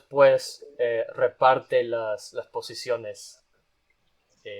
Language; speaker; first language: Spanish; non-native, fluent; English